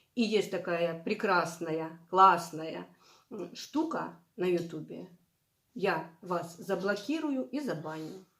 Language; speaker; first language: Russian; non-native, local second language; Ukrainian